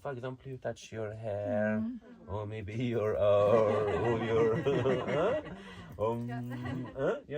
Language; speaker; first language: English; non-native, learner; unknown